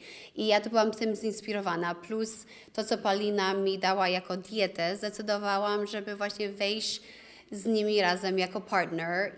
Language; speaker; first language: Polish; early bilingual, other home language; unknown